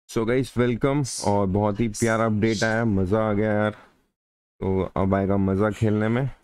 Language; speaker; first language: Hindi; native; Hindi